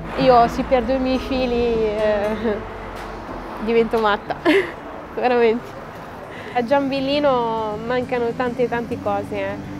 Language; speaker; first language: Italian; non-native, fluent; Arabic